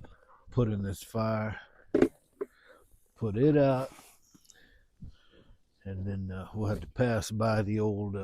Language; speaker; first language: English; native; English